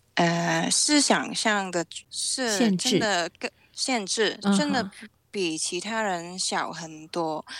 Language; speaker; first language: Chinese; non-native, local second language; Cantonese